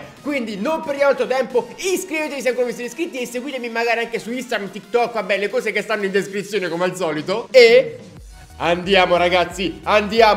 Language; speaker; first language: Italian; native; Italian